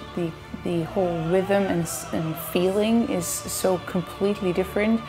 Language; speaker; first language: English; non-native, fluent; Dutch